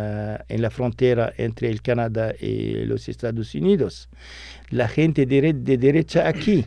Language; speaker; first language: Spanish; non-native, fluent; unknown